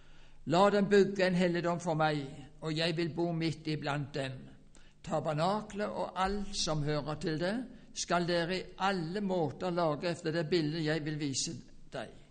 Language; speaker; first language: Norwegian; native; Norwegian